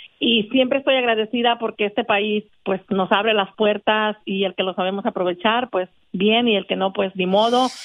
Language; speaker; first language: Spanish; native; Spanish